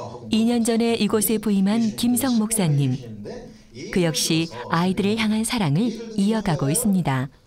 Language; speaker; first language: Korean; native; Korean